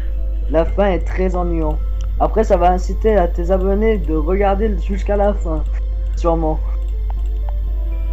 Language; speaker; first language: French; native; French